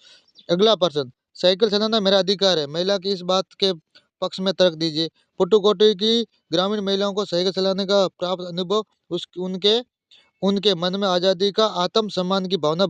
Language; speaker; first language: Hindi; native; Hindi